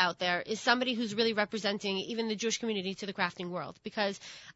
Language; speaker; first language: English; native; English